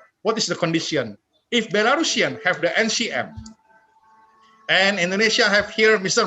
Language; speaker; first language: English; non-native, fluent; Indonesian